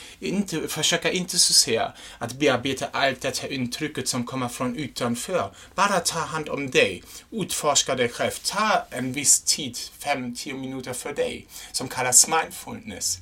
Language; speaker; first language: Swedish; non-native, fluent; German